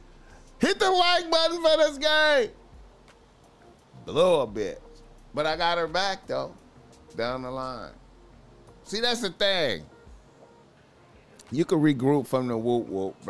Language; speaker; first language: English; native; English